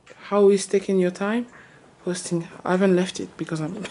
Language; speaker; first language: English; non-native, fluent; French